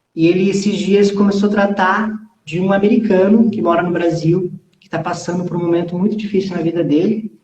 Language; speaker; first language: Portuguese; early bilingual, heritage; Portuguese